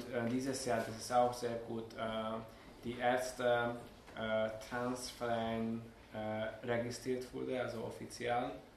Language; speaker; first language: German; non-native, learner; Hungarian